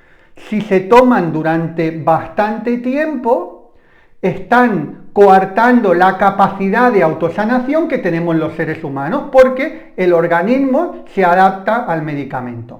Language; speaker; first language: Spanish; native; Spanish